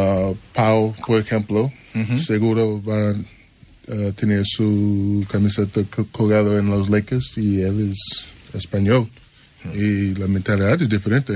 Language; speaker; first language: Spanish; non-native, learner; English